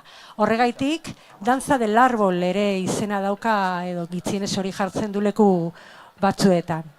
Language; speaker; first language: Basque; native; Basque